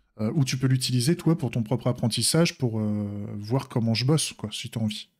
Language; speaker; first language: French; native; French